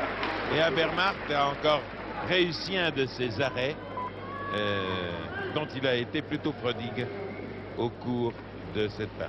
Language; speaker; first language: French; native; French